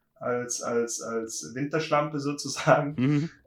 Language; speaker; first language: German; native; German